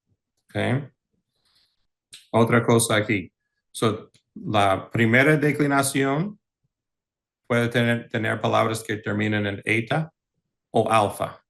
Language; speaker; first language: Spanish; early bilingual, heritage; English